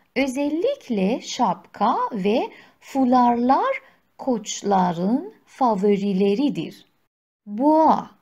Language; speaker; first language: Turkish; non-native, fluent; Persian